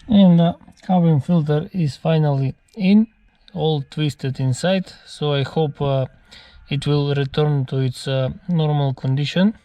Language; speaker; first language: English; non-native, fluent; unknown